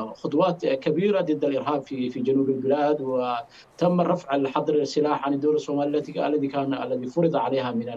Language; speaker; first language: Arabic; non-native, fluent; Somali